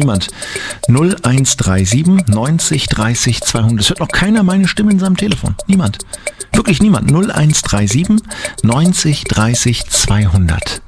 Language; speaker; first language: German; native; German